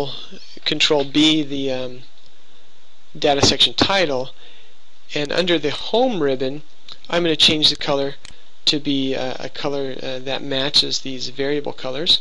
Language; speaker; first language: English; native; English